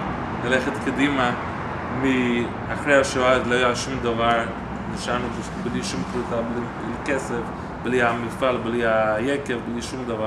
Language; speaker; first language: Hebrew; non-native, fluent; English